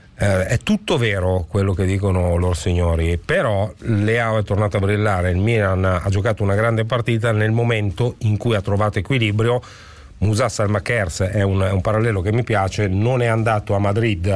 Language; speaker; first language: Italian; native; Italian